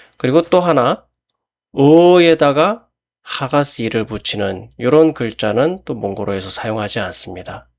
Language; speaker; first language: Korean; native; Korean